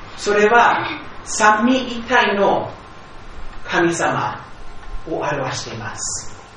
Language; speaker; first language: Japanese; non-native, fluent; English